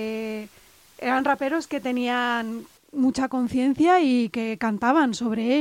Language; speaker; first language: Spanish; native; Spanish